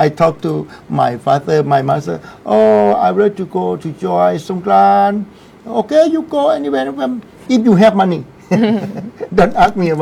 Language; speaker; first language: English; non-native, learner; Thai